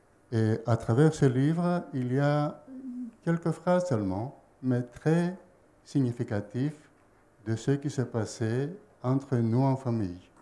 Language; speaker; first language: French; non-native, fluent; Greek